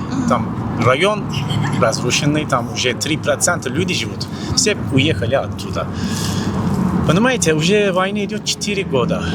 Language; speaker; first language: Russian; non-native, learner; Turkish